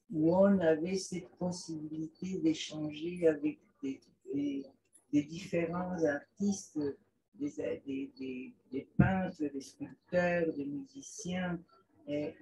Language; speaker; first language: French; non-native, fluent; Spanish